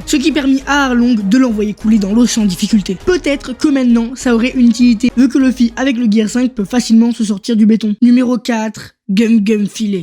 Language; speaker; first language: French; native; French